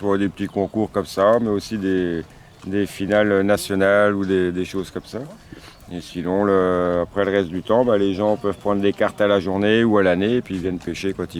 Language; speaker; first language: French; native; French